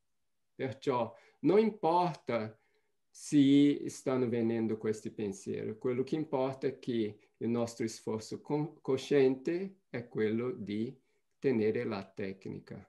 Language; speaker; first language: Italian; non-native, fluent; Portuguese